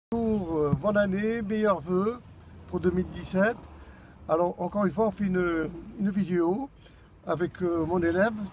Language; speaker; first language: French; native; French